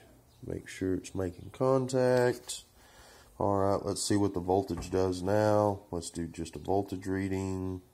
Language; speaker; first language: English; native; English